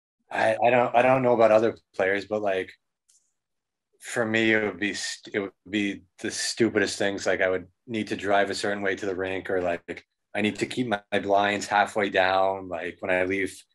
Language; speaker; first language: English; native; English